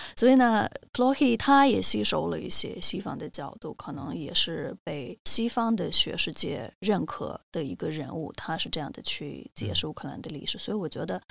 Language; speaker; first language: Chinese; non-native, fluent; Russian